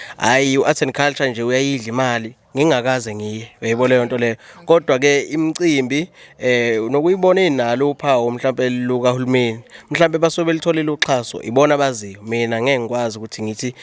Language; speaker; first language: Zulu; native; Zulu